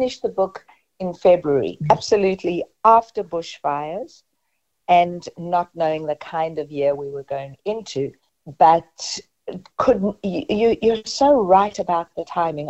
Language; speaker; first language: English; native; English